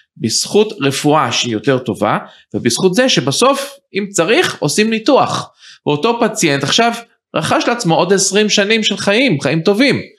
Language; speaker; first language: Hebrew; early bilingual, heritage; Hebrew